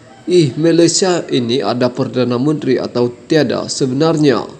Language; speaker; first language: Malay; native; Malay